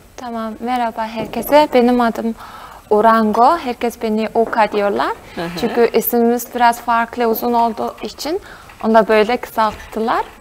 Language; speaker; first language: Turkish; non-native, fluent; Mongolian